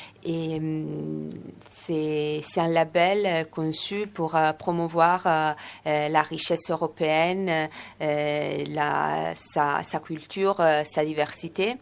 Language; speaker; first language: French; non-native, fluent; Italian